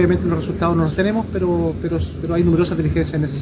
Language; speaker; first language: Spanish; native; Spanish